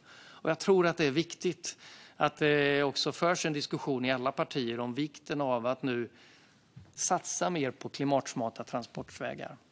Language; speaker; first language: Swedish; native; Swedish